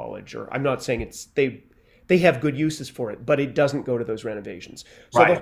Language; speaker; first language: English; native; English